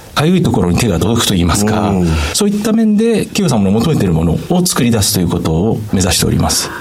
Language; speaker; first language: Japanese; native; Japanese